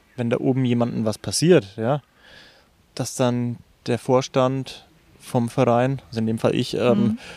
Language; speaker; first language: German; native; German